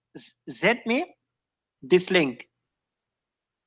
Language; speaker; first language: English; non-native, learner; German